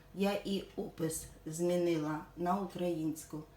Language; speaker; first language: Ukrainian; non-native, local second language; Russian